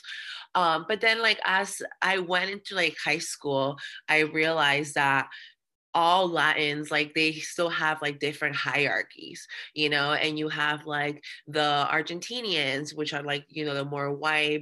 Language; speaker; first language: English; early bilingual, other home language; Spanish